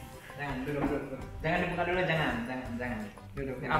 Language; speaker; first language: Indonesian; native; Indonesian